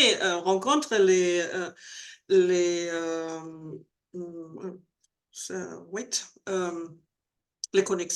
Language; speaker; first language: French; non-native, learner; Spanish